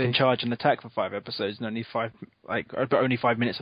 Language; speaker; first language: English; native; English